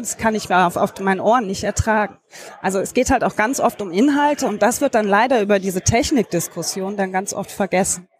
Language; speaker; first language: German; native; German